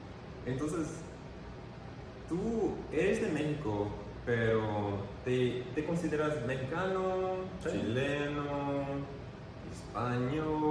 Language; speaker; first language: Spanish; non-native, fluent; English